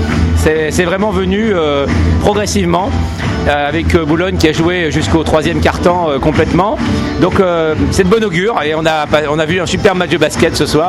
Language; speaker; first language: French; native; French